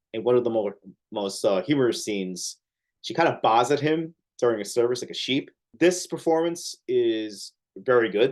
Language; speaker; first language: English; native; English